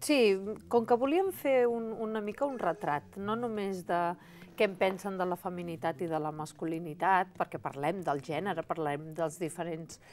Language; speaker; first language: Catalan; native; Catalan